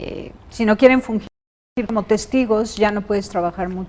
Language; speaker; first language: Spanish; native; Spanish